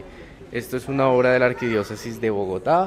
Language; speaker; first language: Spanish; native; Spanish